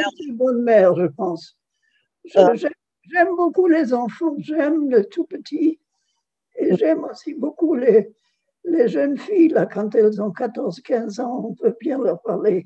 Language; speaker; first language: French; non-native, fluent; German